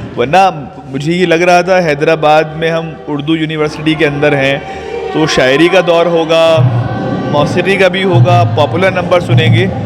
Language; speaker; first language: Urdu; native; Urdu